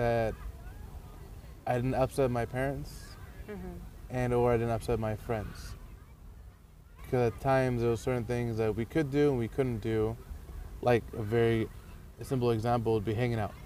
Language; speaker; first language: English; early bilingual, other home language; Persian